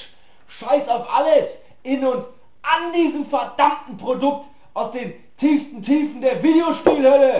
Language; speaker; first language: German; native; German